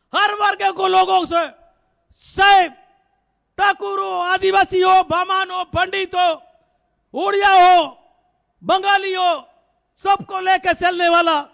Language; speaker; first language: Hindi; native; Hindi